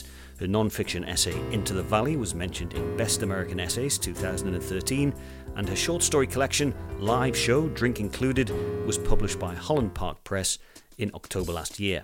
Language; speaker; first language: English; native; English